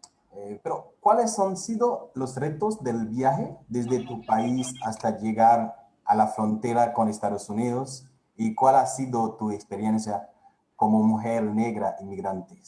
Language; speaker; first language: Spanish; non-native, fluent; Haitian Creole